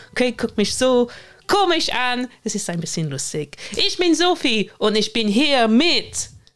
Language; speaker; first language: German; non-native, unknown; English